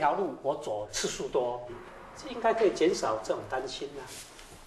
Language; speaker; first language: Chinese; native; Chinese